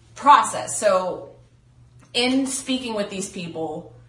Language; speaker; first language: English; native; English